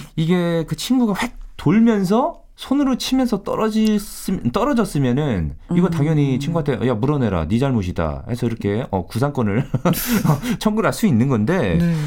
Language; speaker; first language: Korean; native; Korean